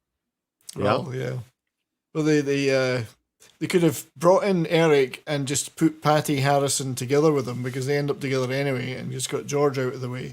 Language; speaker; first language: English; native; English